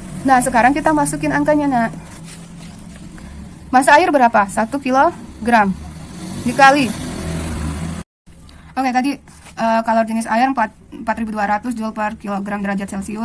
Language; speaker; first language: Indonesian; native; Indonesian